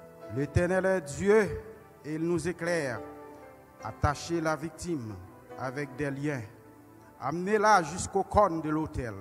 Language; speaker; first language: French; non-native, local second language; Haitian Creole